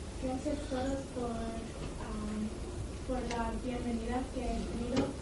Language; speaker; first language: Spanish; non-native, learner; English